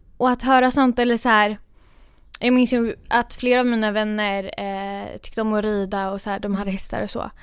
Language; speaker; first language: Swedish; early bilingual, other home language; Kurdish